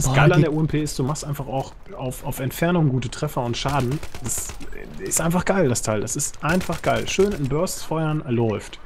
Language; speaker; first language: German; native; German